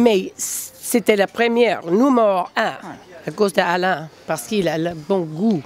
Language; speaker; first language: French; non-native, fluent; English